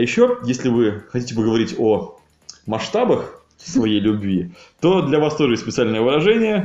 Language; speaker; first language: Russian; native; Russian